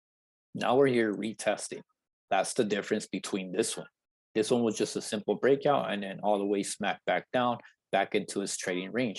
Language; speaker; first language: English; native; English